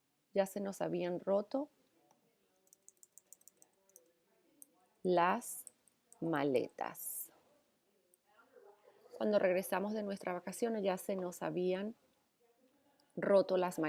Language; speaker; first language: Spanish; native; Spanish